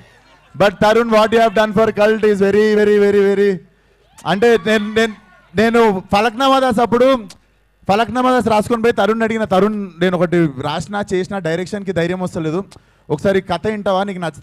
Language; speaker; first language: Telugu; native; Telugu